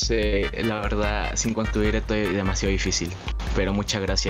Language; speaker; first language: Spanish; native; Spanish